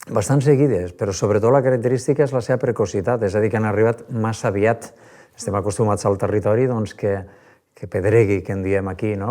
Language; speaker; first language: Catalan; native; Catalan